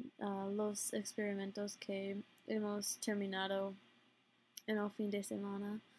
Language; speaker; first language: Spanish; non-native, learner; English